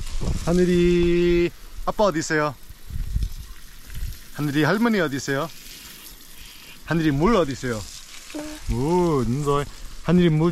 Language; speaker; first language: Korean; early bilingual, heritage; Korean